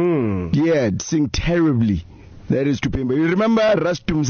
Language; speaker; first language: English; non-native, local second language; Zulu